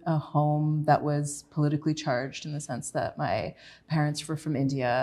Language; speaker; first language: English; native; English